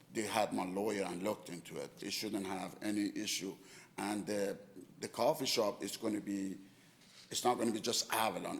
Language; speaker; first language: English; non-native, fluent; Persian